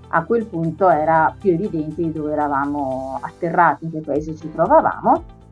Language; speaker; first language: Italian; native; Italian